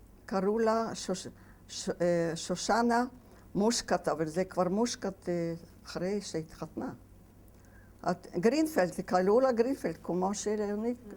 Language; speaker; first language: Hebrew; non-native, fluent; Yiddish